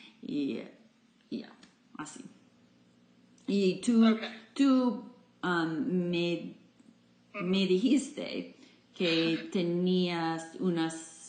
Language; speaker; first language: Spanish; non-native, fluent; English